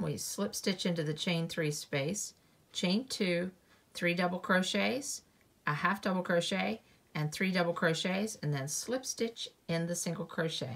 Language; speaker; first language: English; native; English